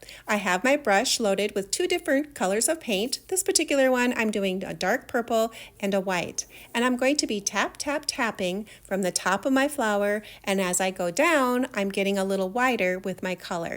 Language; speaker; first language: English; native; English